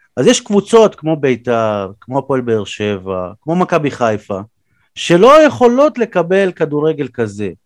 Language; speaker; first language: Hebrew; native; Hebrew